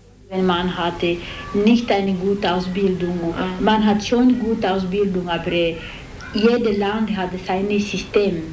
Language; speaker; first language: German; non-native, learner; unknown